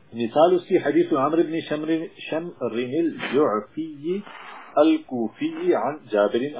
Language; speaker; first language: Urdu; non-native, local second language; Punjabi